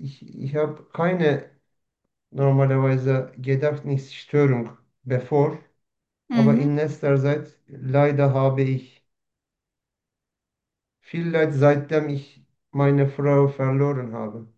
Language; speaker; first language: German; non-native, learner; Turkish